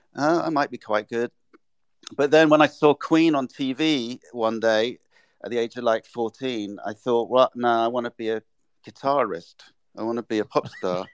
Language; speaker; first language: English; native; English